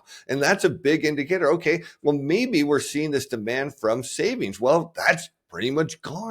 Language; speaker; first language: English; native; English